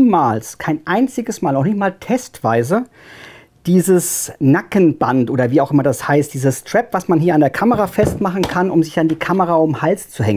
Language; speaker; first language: German; native; German